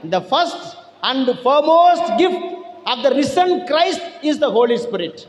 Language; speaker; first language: English; non-native, local second language; Tamil